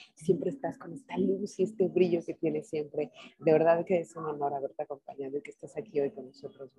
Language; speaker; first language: Spanish; native; Spanish